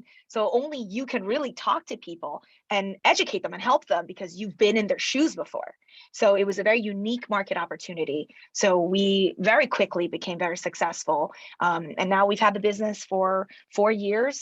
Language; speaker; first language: English; early bilingual, other home language; Chinese